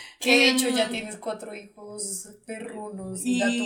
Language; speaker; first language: Spanish; native; Spanish